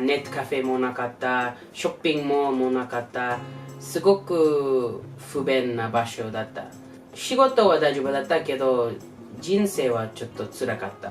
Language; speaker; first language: Japanese; non-native, learner; English